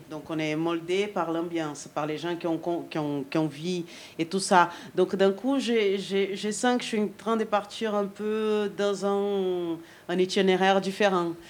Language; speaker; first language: French; non-native, fluent; Portuguese